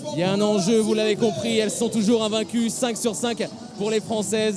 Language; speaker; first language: French; native; French